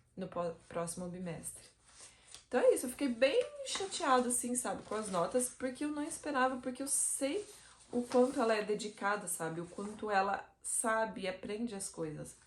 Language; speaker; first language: Portuguese; native; Portuguese